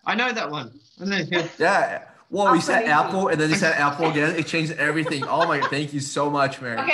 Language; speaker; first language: English; non-native, fluent; Portuguese